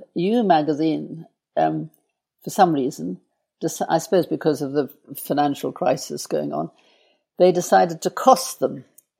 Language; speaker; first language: English; native; English